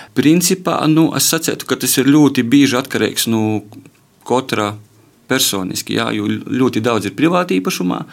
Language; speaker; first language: Latvian; native; Latvian